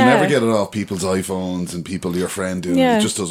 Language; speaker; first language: English; native; English